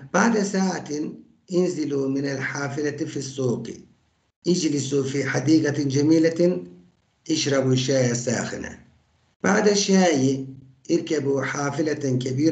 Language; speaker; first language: Arabic; non-native, fluent; Turkish